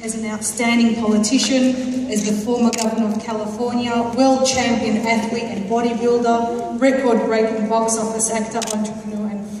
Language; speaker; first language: English; native; English